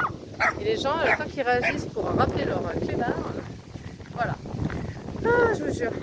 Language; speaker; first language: French; native; French